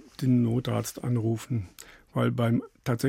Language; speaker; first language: German; native; German